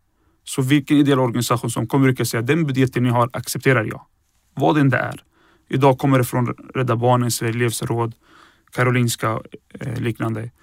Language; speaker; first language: Swedish; early bilingual, other home language; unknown